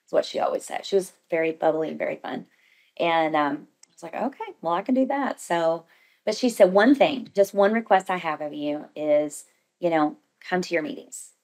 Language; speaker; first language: English; native; English